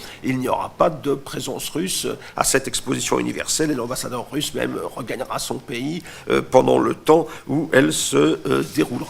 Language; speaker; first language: French; native; French